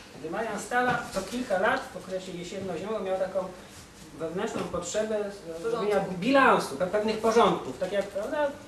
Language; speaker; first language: Polish; native; Polish